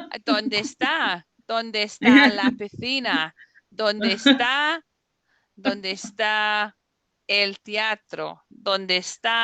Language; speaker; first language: Spanish; non-native, fluent; English